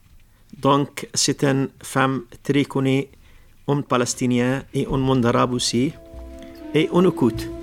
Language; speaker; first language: French; non-native, local second language; Arabic